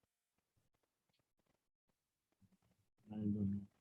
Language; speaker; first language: English; non-native, learner; Arabic